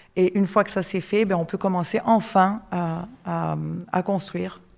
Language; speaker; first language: French; native; French